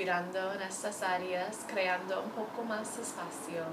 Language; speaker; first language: Spanish; non-native, fluent; English